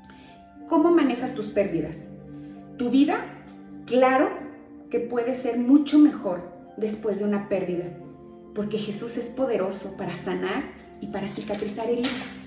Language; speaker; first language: Spanish; native; Spanish